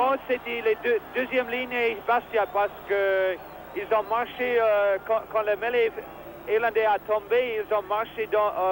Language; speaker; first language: French; non-native, fluent; English